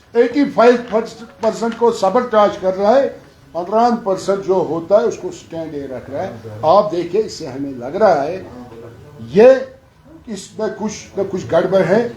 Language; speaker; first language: Urdu; non-native, local second language; Kashmiri